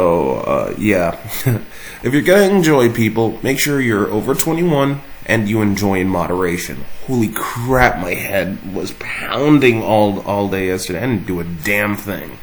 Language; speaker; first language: English; native; English